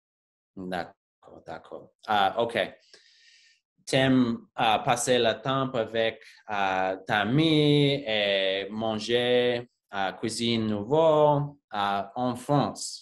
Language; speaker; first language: French; non-native, learner; English